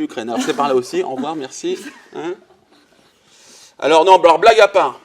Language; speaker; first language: French; native; French